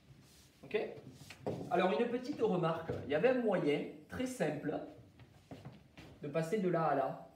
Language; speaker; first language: French; native; French